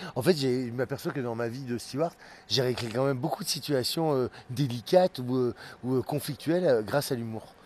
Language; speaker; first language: French; native; French